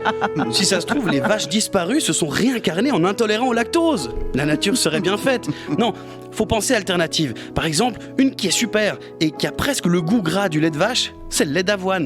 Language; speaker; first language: French; native; French